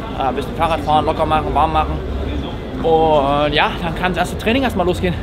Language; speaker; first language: German; native; German